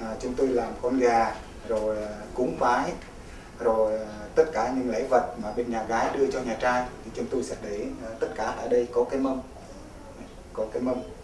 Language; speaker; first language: Vietnamese; non-native, local second language; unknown